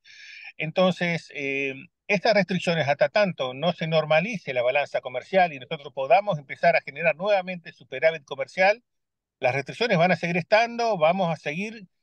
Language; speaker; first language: Spanish; native; Spanish